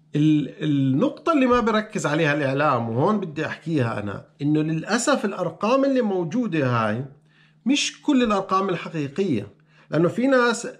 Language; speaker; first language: Arabic; native; Arabic